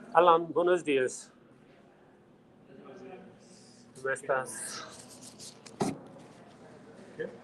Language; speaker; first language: Spanish; non-native, learner; Igbo